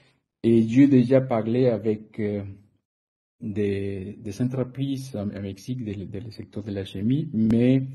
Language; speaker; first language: French; non-native, fluent; Spanish